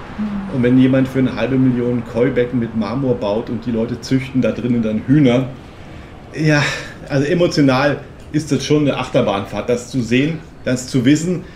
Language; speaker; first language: German; native; German